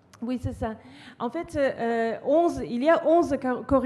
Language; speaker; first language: French; non-native, fluent; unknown